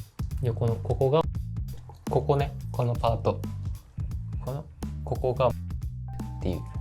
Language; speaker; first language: Japanese; native; Japanese